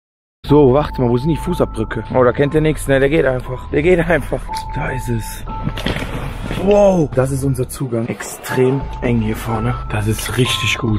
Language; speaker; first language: German; native; German